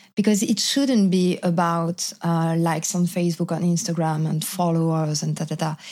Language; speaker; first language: English; non-native, fluent; French